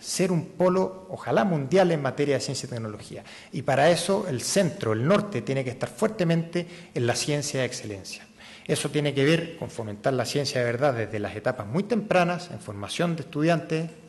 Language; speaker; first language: Spanish; native; Spanish